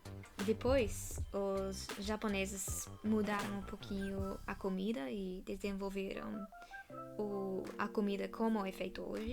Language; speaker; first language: Portuguese; non-native, fluent; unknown